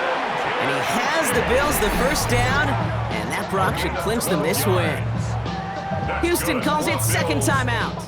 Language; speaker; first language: English; native; English